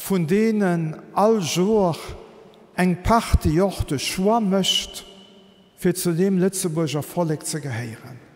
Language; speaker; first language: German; non-native, local second language; Luxembourgish